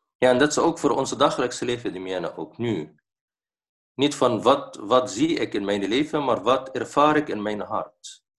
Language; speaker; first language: Dutch; non-native, fluent; Arabic